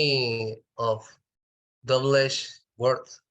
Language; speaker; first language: English; non-native, learner; Spanish